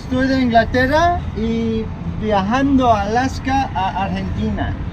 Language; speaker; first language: Spanish; non-native, learner; English